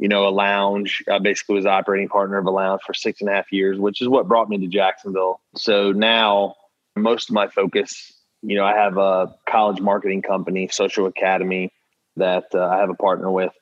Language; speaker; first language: English; native; English